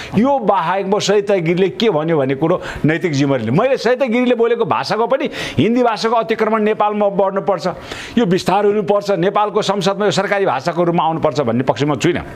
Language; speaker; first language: Nepali; non-native, local second language; Sherpa